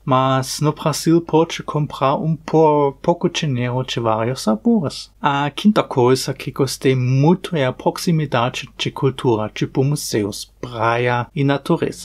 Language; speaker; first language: Portuguese; non-native, fluent; German